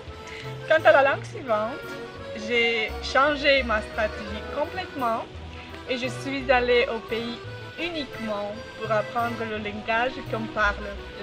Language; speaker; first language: French; non-native, fluent; Russian